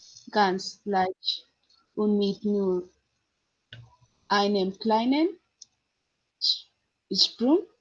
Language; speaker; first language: German; non-native, learner; Spanish